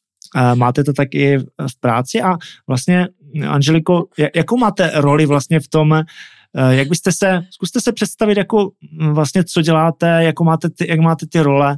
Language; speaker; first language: Czech; native; Czech